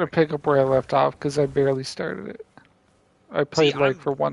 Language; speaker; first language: English; native; English